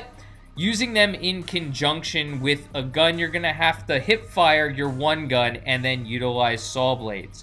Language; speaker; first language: English; native; English